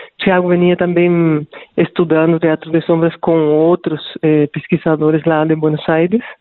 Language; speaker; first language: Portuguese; non-native, fluent; Spanish